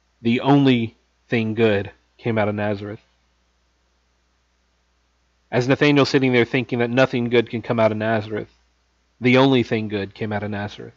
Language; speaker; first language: English; native; English